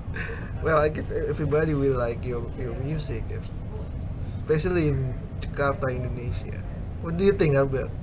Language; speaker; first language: English; non-native, learner; Indonesian